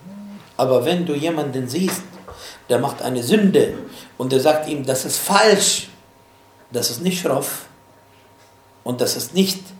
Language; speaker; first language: German; non-native, fluent; Arabic